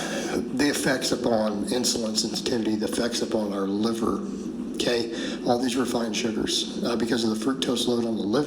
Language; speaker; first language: English; native; English